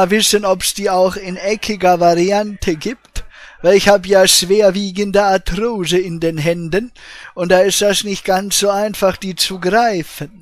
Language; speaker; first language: German; native; German